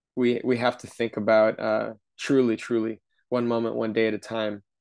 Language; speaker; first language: English; native; English